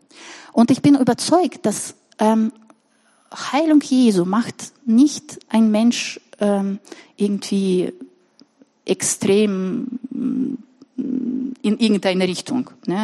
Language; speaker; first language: German; non-native, fluent; Russian